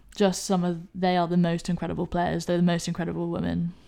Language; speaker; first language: English; native; English